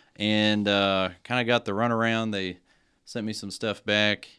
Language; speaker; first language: English; native; English